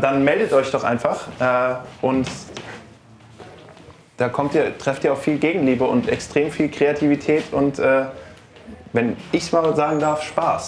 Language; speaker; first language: German; native; German